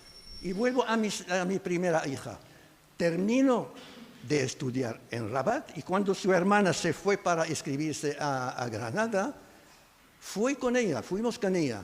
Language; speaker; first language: Spanish; non-native, fluent; Arabic